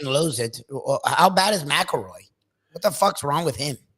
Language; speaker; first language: English; native; English